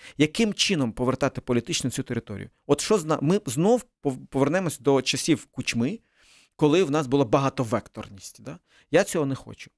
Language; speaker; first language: Ukrainian; early bilingual, other home language; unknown